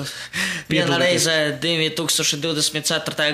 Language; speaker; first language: Latvian; non-native, local second language; Russian